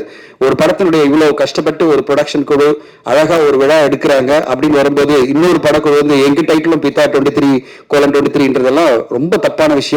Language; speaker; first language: Tamil; native; Tamil